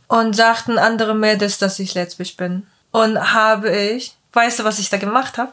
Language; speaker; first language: German; non-native, fluent; Korean